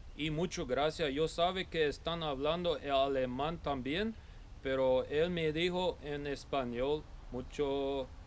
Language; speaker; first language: Spanish; non-native, learner; Low German